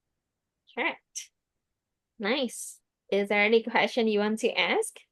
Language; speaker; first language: English; non-native, fluent; Indonesian